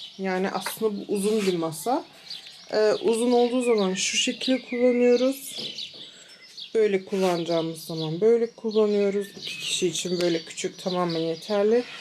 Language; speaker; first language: Turkish; early bilingual, heritage; Turkish